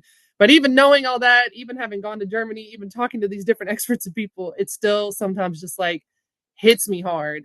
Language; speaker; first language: English; native; English